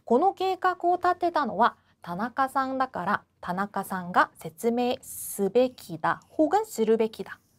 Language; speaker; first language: Japanese; non-native, fluent; Korean